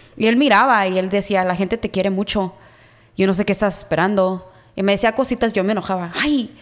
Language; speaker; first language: Spanish; early bilingual, heritage; Spanish